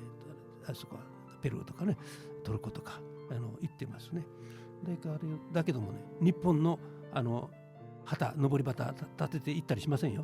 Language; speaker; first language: Japanese; native; Japanese